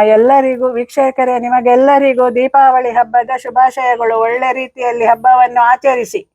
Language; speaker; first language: Kannada; native; Kannada